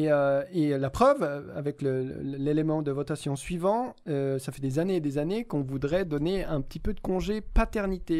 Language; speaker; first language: French; native; French